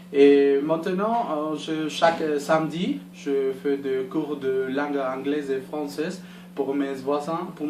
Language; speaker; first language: French; non-native, learner; Spanish